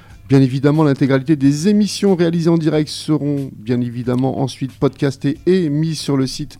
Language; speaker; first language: French; native; French